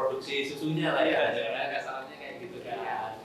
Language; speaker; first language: Indonesian; native; Indonesian